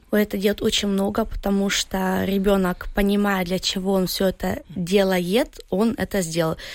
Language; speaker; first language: Russian; early bilingual, heritage; Russian